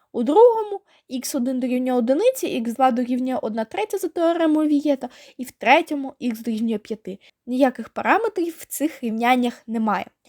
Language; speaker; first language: Ukrainian; native; Ukrainian